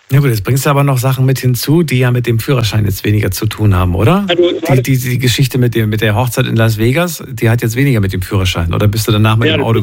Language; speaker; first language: German; native; German